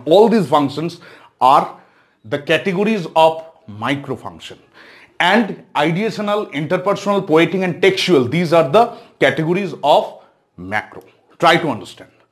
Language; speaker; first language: English; non-native, local second language; Bangla